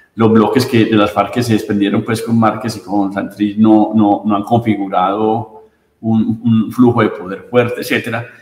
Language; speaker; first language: Spanish; native; Spanish